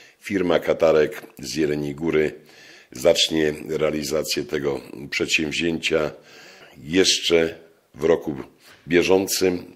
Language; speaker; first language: Polish; native; Polish